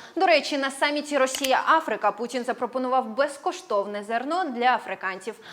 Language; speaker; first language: Ukrainian; native; Ukrainian